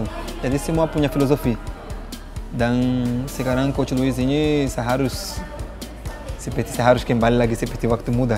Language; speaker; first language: Indonesian; non-native, fluent; Portuguese